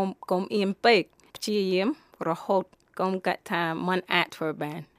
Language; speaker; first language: Khmer; non-native, learner; English